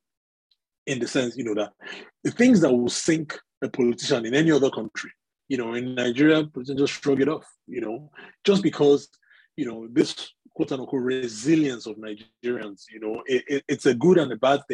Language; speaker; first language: English; non-native, local second language; Yoruba